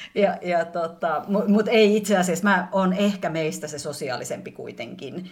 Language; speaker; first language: Finnish; native; Finnish